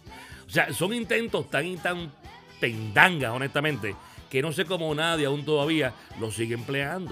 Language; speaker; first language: Spanish; native; Spanish